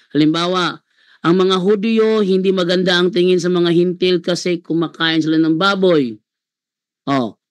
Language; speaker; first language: Filipino; non-native, local second language; Cebuano